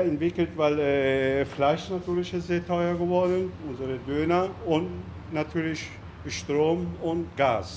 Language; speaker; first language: German; non-native, learner; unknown